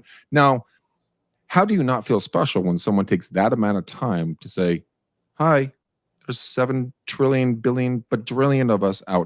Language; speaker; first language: English; native; English